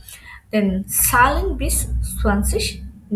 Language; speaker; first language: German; non-native, fluent; Bangla